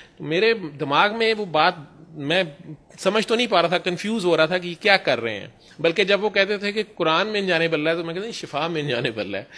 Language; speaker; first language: Urdu; non-native, local second language; Punjabi